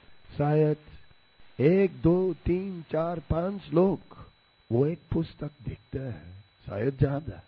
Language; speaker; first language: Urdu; non-native, learner; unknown